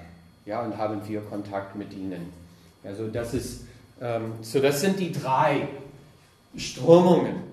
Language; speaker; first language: German; non-native, fluent; English